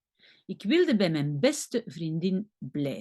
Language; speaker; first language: Dutch; non-native, local second language; French